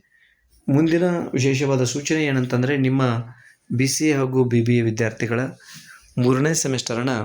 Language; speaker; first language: Kannada; native; Kannada